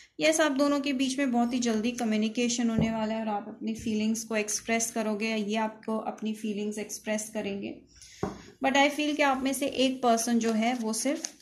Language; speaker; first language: Hindi; native; Hindi